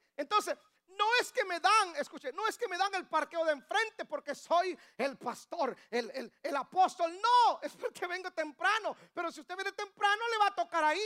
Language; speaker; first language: Spanish; native; Spanish